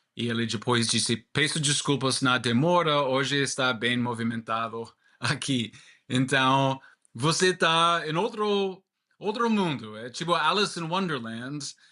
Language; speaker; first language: Portuguese; non-native, fluent; English